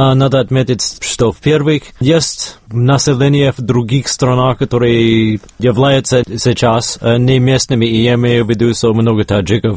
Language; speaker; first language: Russian; non-native, fluent; English